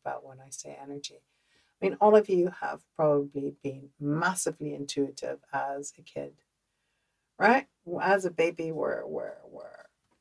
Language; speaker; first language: English; early bilingual, other home language; Dutch